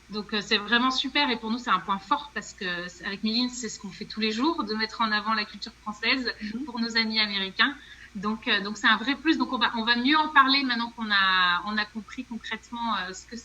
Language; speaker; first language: French; native; French